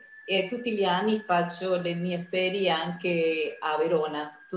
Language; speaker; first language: Italian; non-native, fluent; Spanish